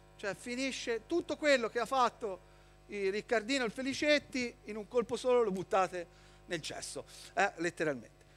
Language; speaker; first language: Italian; native; Italian